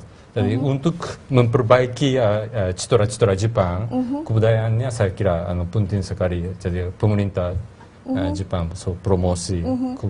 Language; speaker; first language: Indonesian; non-native, learner; Japanese